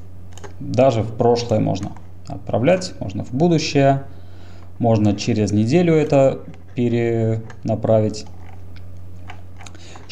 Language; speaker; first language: Russian; native; Russian